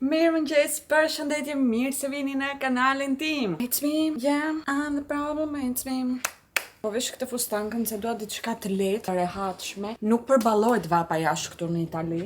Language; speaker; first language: Albanian; early bilingual, heritage; Albanian